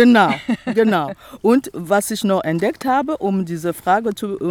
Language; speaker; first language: German; non-native, fluent; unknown